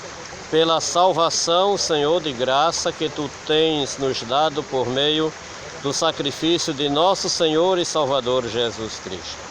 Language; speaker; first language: Portuguese; native; Portuguese